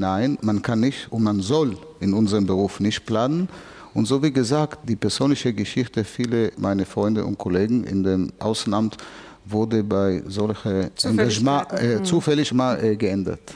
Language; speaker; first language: German; non-native, fluent; Hebrew